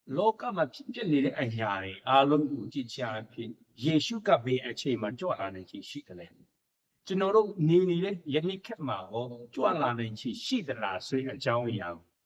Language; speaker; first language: Burmese; non-native, local second language; Tedim Chin